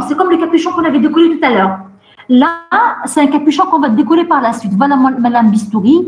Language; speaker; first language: French; non-native, local second language; Arabic